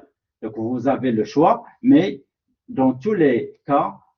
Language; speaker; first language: French; non-native, local second language; Arabic